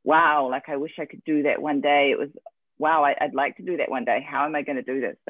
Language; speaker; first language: English; native; English